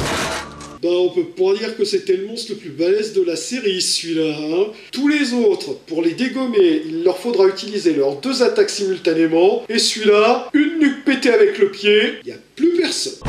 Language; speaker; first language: French; native; French